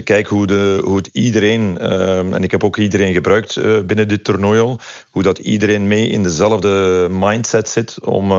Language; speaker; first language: Dutch; native; Dutch